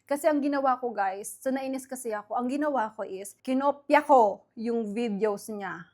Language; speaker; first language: Filipino; native; Filipino